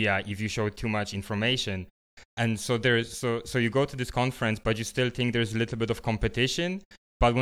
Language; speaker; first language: English; non-native, fluent; Polish